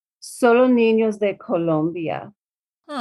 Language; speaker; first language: Spanish; non-native, learner; English